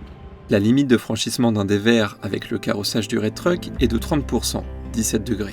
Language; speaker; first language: French; native; French